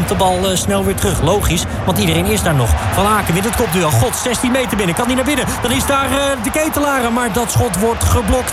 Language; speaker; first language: Dutch; native; Dutch